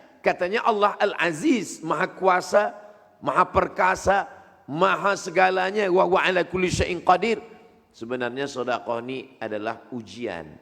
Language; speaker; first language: Malay; native; Malay